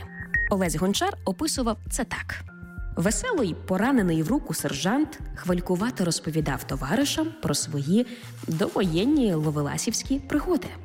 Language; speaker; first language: Ukrainian; native; Ukrainian